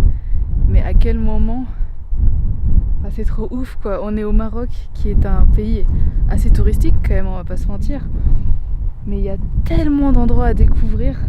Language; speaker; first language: French; native; French